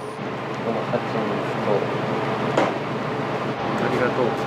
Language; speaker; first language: Japanese; native; Japanese